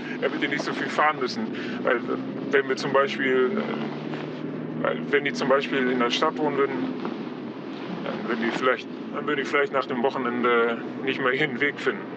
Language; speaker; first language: German; non-native, fluent; Polish